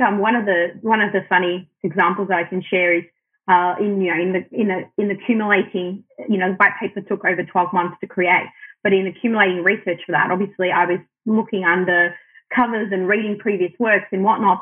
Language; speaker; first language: English; non-native, local second language; Arabic